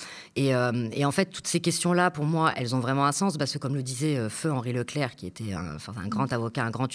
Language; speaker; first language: French; native; French